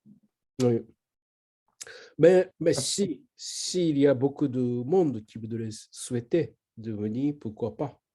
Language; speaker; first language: French; non-native, learner; Japanese